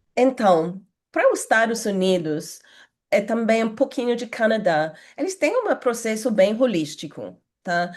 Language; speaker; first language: Portuguese; non-native, fluent; English